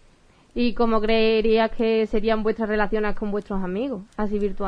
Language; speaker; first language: Spanish; native; Spanish